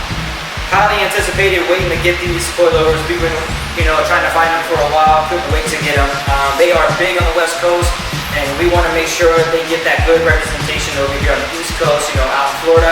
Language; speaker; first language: English; native; English